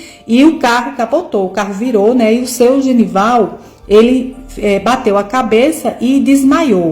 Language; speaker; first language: Portuguese; native; Portuguese